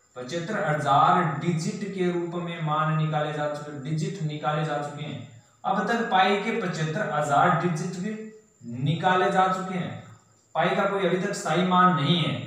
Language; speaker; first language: Hindi; native; Hindi